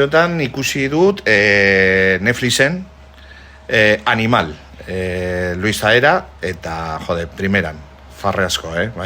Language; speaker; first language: Basque; non-native, local second language; Spanish